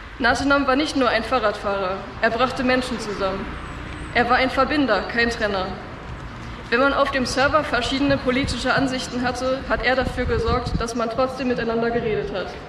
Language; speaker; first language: German; native; German